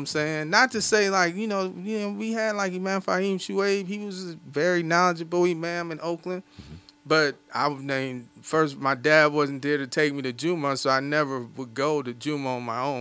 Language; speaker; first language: English; native; English